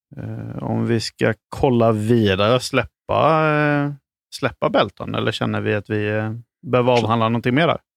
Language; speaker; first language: Swedish; native; Swedish